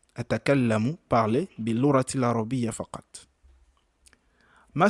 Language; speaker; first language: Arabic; non-native, fluent; French